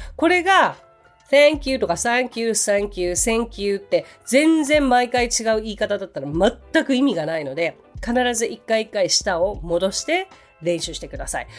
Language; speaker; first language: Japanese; native; Japanese